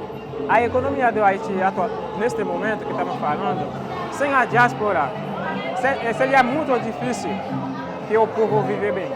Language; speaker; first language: Portuguese; non-native, fluent; Haitian Creole